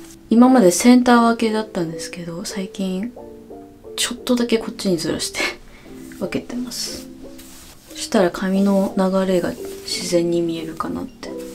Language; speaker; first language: Japanese; early bilingual, heritage; Japanese